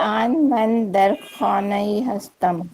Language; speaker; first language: Persian; non-native, learner; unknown